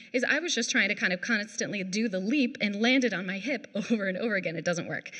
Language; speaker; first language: English; native; English